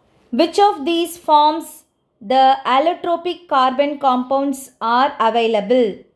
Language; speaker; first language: English; non-native, local second language; Tamil